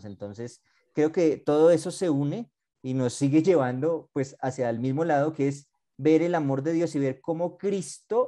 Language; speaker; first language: Spanish; native; Spanish